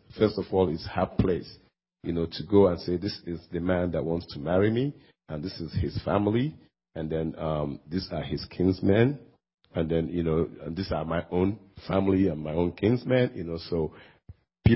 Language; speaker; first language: English; non-native, local second language; Igbo